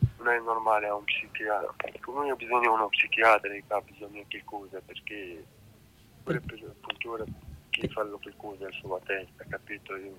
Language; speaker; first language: Italian; non-native, learner; Arabic